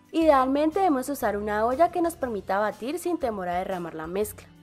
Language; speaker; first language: Spanish; native; Spanish